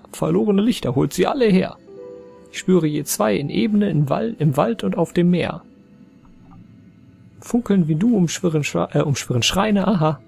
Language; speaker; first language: German; native; German